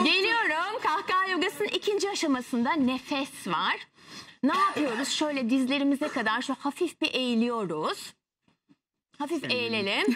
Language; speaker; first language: Turkish; native; Turkish